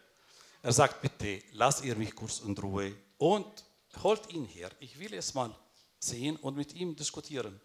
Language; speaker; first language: German; non-native, fluent; Arabic